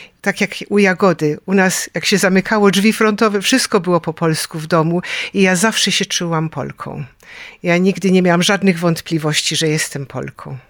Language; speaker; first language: Polish; early bilingual, heritage; Polish